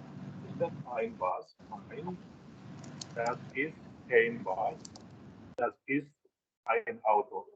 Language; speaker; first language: German; non-native, learner; Indonesian